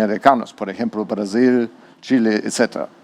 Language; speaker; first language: Spanish; non-native, learner; German